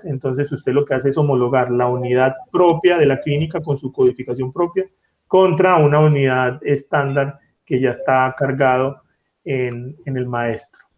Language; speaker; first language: Spanish; native; Spanish